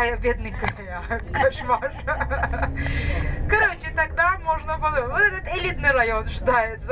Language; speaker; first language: Russian; non-native, fluent; Turkish